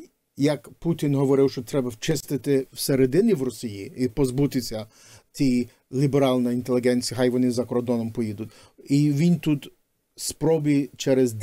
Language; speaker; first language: Ukrainian; early bilingual, heritage; Ukrainian